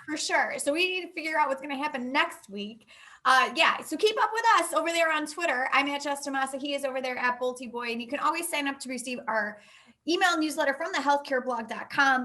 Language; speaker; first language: English; native; English